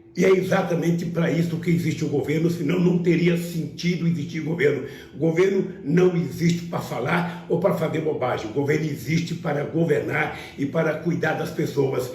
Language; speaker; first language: Portuguese; native; Portuguese